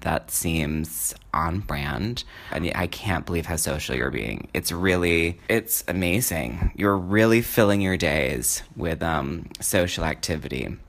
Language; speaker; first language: English; native; English